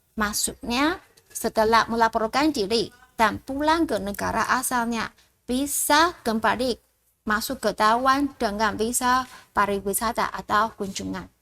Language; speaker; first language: Indonesian; non-native, fluent; Chinese